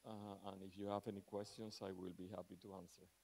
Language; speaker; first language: English; non-native, fluent; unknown